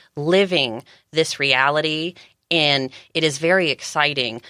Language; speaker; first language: English; native; English